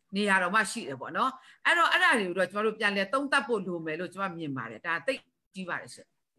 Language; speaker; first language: Burmese; non-native, local second language; Kachin